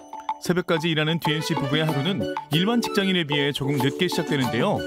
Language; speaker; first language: Korean; native; Korean